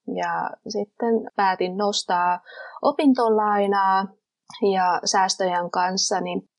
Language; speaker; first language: Finnish; non-native, fluent; Vietnamese